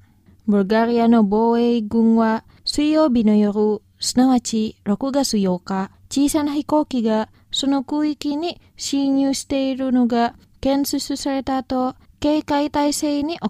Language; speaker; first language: Japanese; non-native, fluent; Indonesian